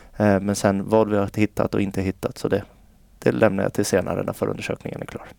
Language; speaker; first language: Swedish; native; Swedish